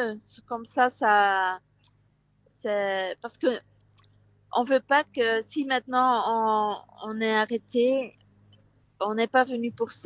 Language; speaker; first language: French; non-native, local second language; Dutch